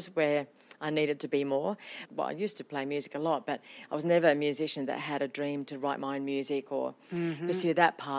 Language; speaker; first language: English; non-native, fluent; Finnish